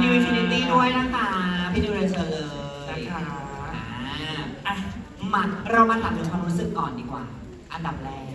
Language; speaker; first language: Thai; native; Thai